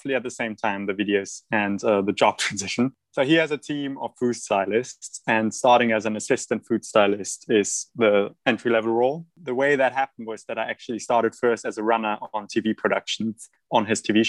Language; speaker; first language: English; non-native, fluent; German